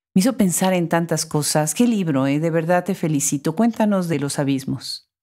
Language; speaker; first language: Spanish; native; Spanish